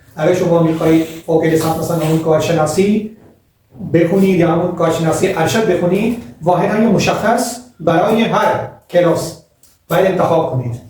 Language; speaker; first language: Persian; non-native, fluent; Urdu